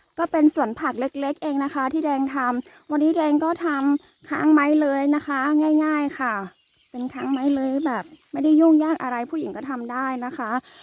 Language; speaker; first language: Thai; non-native, local second language; S'gaw Karen